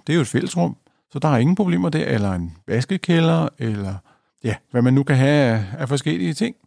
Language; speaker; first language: Danish; native; Danish